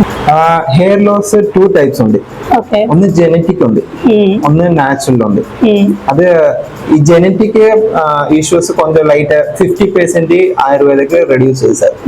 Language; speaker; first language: Telugu; non-native, learner; Malayalam